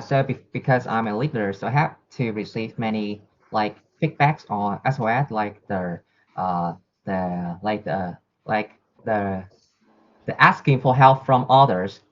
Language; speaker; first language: English; non-native, learner; Vietnamese